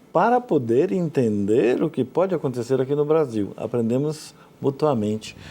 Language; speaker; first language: Portuguese; native; Portuguese